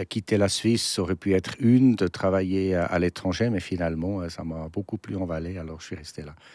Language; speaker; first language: French; non-native, local second language; German